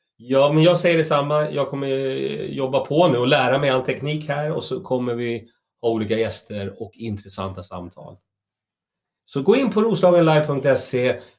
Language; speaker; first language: Swedish; native; Swedish